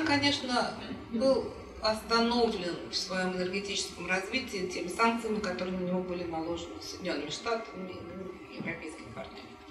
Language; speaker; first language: Russian; native; Russian